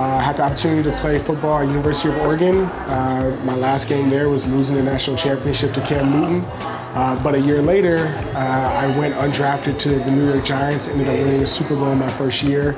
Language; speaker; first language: English; native; English